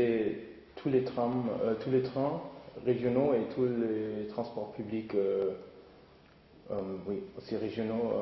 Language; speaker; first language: French; non-native, fluent; German